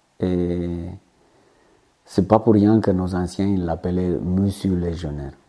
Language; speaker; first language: French; non-native, fluent; Romanian